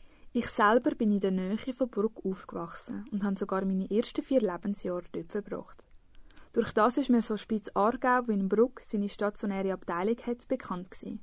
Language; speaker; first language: German; native; German